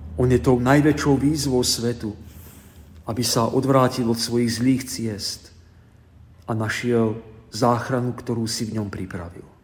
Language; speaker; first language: Slovak; native; Slovak